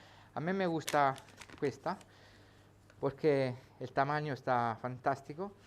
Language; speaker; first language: Spanish; non-native, learner; Italian